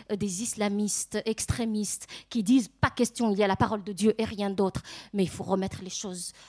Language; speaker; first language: French; non-native, local second language; Arabic